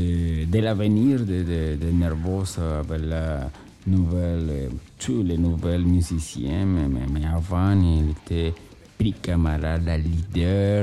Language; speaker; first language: French; non-native, learner; Spanish